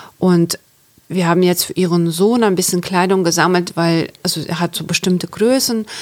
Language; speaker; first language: German; non-native, fluent; Ukrainian